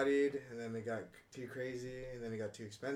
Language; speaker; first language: English; early bilingual, other home language; Indonesian